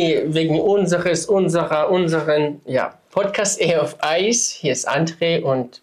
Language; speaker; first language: German; non-native, fluent; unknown